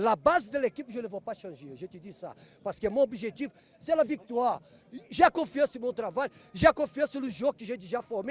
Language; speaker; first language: French; non-native, fluent; Portuguese